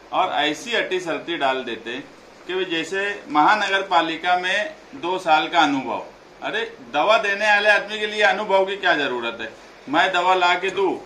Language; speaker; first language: Hindi; non-native, local second language; Urdu